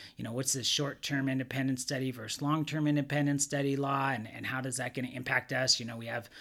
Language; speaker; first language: English; native; English